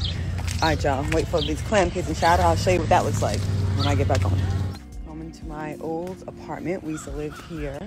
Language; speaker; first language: English; native; English